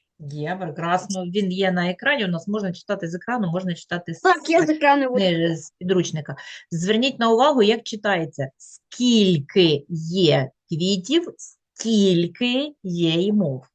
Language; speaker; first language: Ukrainian; native; Ukrainian